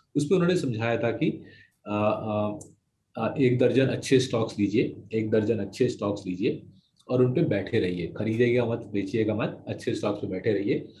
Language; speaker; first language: Hindi; non-native, local second language; Bangla